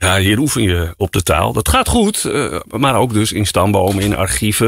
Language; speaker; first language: Dutch; native; Dutch